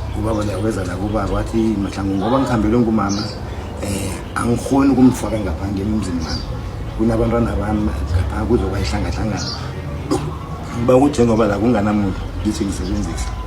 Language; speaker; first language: Zulu; non-native, local second language; South Ndebele